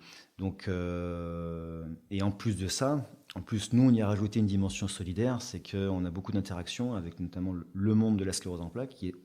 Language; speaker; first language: French; native; French